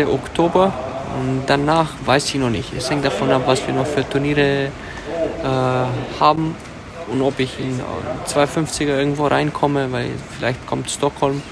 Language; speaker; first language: German; early bilingual, other home language; Romanian